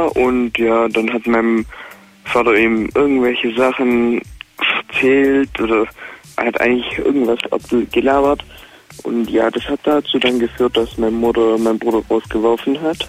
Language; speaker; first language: German; native; German